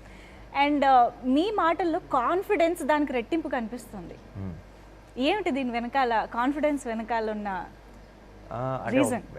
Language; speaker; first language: Telugu; native; Telugu